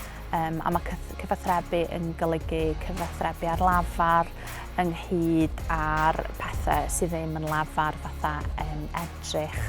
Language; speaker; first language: Welsh; native; Welsh